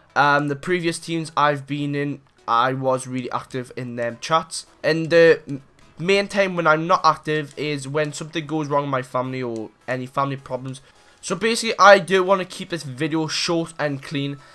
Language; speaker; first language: English; native; English